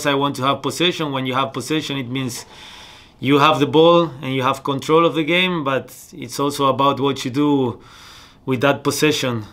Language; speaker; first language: English; non-native, fluent; Spanish